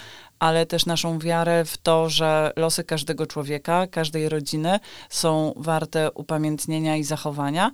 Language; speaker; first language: Polish; native; Polish